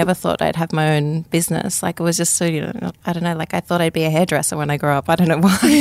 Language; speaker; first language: English; native; English